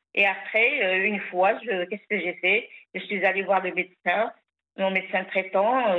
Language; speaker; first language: French; non-native, local second language; Kabyle